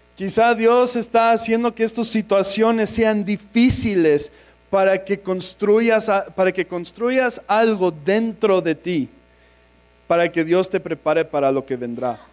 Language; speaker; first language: Spanish; non-native, fluent; English